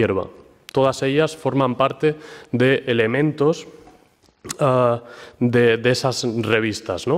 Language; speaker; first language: Spanish; native; Spanish